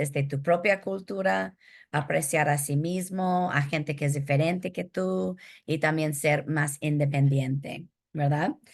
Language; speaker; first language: Spanish; early bilingual, heritage; Spanish